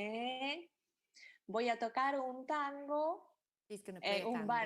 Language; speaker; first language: Spanish; non-native, learner; Japanese